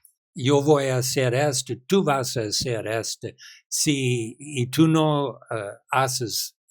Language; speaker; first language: Spanish; non-native, learner; English